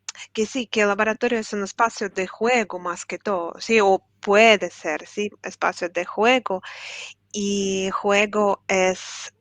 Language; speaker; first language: Spanish; non-native, fluent; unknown